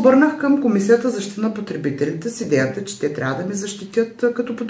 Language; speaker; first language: Bulgarian; native; Bulgarian